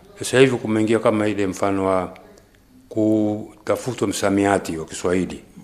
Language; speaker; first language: Swahili; native; Swahili